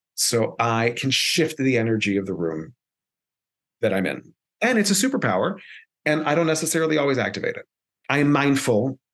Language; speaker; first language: English; early bilingual, other home language; Spanish